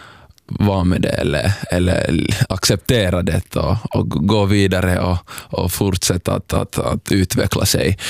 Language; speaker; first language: Swedish; non-native, local second language; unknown